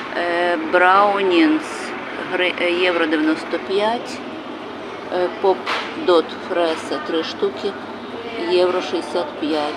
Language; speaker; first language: Ukrainian; native; Ukrainian